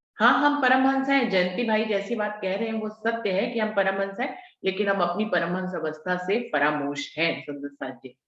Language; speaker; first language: Hindi; native; Hindi